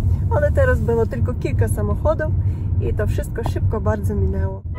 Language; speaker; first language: Polish; non-native, learner; Ukrainian